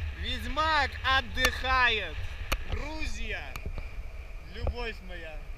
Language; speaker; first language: Russian; native; Russian